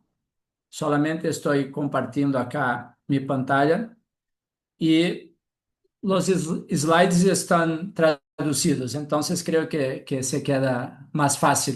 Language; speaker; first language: Spanish; non-native, fluent; Portuguese